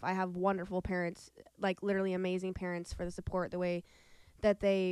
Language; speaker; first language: English; native; English